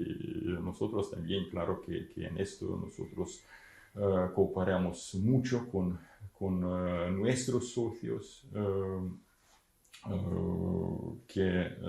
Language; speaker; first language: Spanish; non-native, fluent; Ukrainian